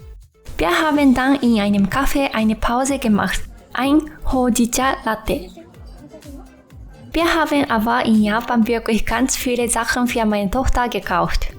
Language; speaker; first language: German; non-native, fluent; Japanese